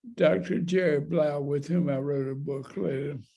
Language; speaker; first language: English; native; English